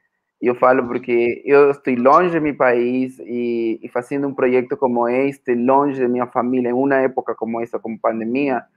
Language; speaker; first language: Portuguese; non-native, fluent; Spanish